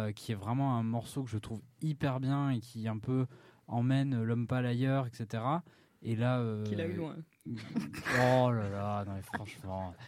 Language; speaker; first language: French; native; French